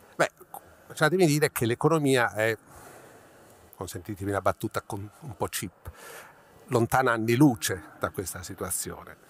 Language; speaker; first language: Italian; native; Italian